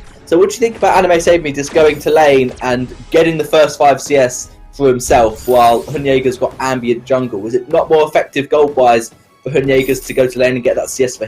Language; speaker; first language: English; native; English